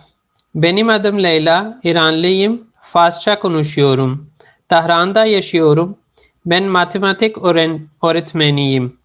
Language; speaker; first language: Turkish; non-native, fluent; Urdu